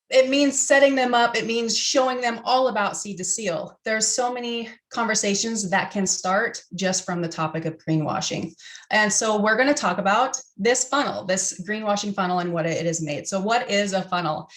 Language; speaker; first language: English; native; English